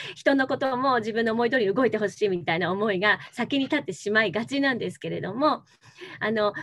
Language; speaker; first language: Japanese; native; Japanese